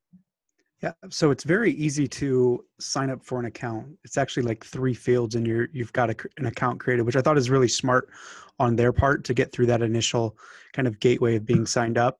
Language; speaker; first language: English; native; English